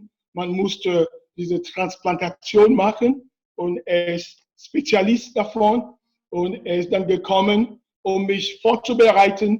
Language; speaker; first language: German; non-native, fluent; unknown